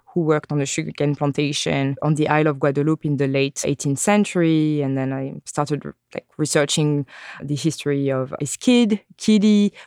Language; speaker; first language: English; non-native, fluent; French